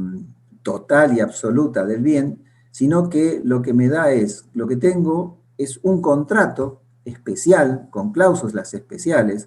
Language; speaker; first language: Spanish; native; Spanish